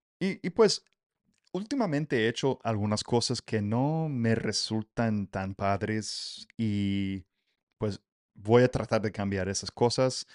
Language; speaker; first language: Spanish; non-native, fluent; English